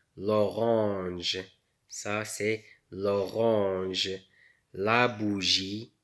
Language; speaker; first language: French; non-native, local second language; Arabic